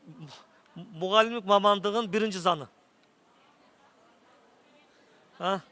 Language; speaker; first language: Kazakh; non-native, learner; Turkish